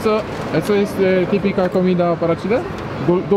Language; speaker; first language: Spanish; non-native, learner; Polish